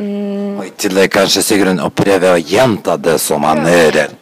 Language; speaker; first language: Norwegian; non-native, fluent; Serbian